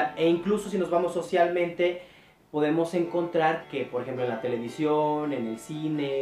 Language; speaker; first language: Spanish; native; Spanish